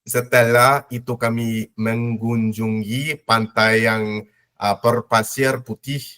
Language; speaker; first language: Indonesian; non-native, learner; English